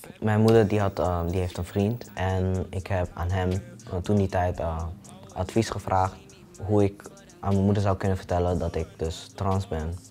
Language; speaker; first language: Dutch; early bilingual, other home language; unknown